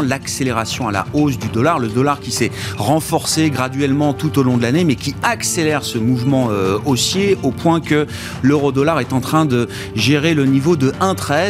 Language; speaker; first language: French; native; French